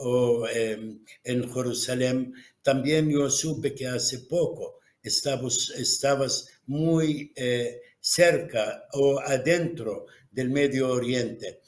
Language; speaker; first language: Spanish; non-native, fluent; Arabic